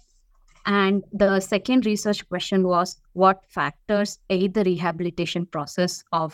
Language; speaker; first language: English; non-native, local second language; Tamil